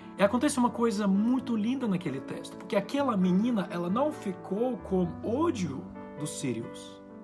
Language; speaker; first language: Portuguese; non-native, fluent; Ukrainian